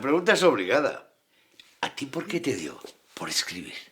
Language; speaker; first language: Spanish; native; Spanish